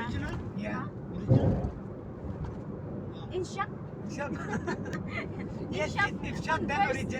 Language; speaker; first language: English; non-native, learner; Hiligaynon